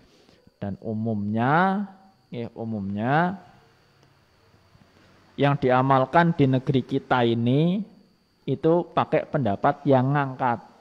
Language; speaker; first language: Indonesian; non-native, local second language; Javanese